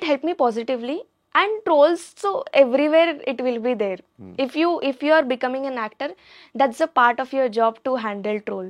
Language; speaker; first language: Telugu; non-native, learner; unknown